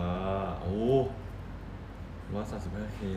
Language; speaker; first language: Chinese; non-native, learner; Thai